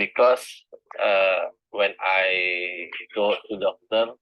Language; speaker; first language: English; non-native, learner; Indonesian